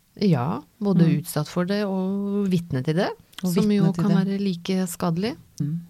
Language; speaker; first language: Norwegian; native; Norwegian